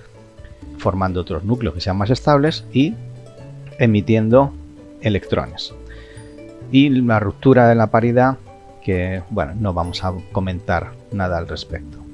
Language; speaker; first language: Spanish; native; Spanish